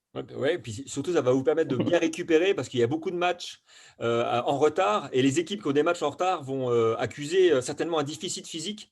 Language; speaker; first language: French; native; French